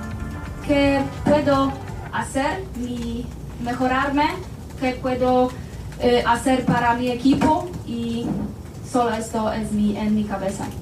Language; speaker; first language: Spanish; non-native, learner; Polish